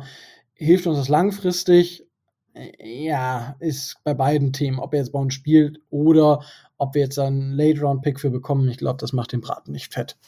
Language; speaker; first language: German; native; German